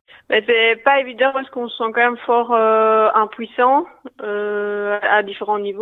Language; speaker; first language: French; native; French